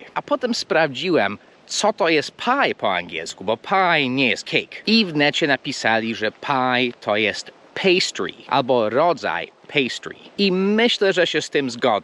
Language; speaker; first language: Polish; non-native, fluent; English